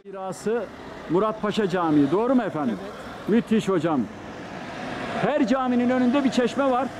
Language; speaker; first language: Turkish; native; Turkish